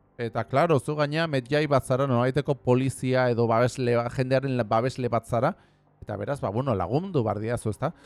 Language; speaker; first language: Basque; non-native, local second language; Spanish